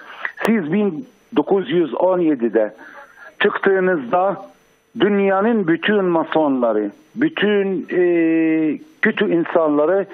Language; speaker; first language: Turkish; non-native, fluent; Arabic